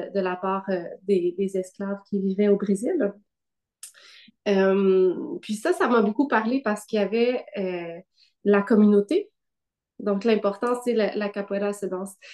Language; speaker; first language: French; native; French